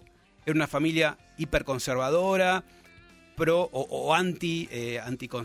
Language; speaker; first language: Spanish; native; Spanish